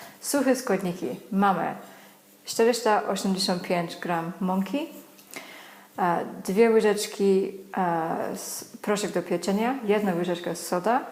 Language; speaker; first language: Polish; non-native, learner; English